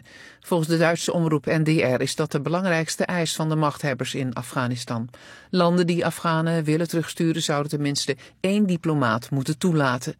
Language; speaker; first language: Dutch; native; Dutch